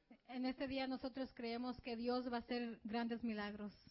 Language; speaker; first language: Spanish; native; Spanish